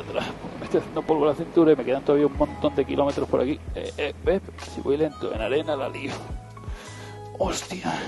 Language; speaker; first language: Spanish; native; Spanish